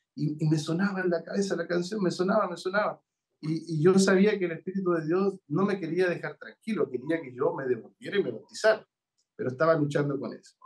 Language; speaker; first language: Spanish; native; Spanish